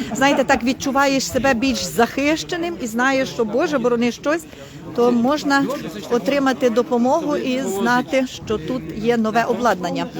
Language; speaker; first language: Ukrainian; native; Ukrainian